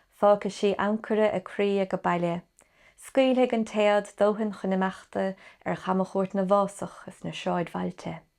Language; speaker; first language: Irish; native; Irish